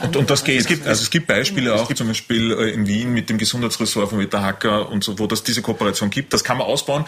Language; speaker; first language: German; native; German